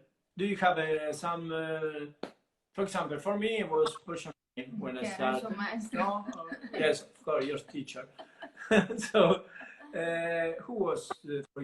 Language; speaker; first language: English; non-native, learner; Italian